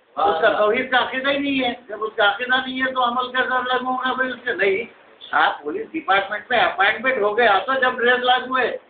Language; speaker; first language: Urdu; native; Urdu